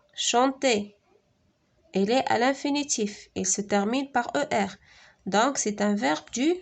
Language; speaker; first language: French; non-native, local second language; Arabic